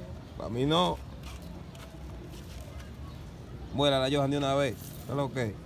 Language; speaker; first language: Spanish; native; Spanish